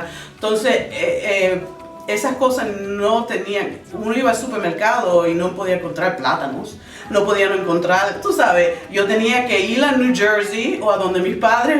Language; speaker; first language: Spanish; early bilingual, other home language; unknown